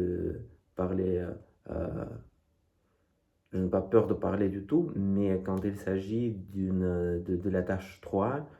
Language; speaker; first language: French; non-native, fluent; Russian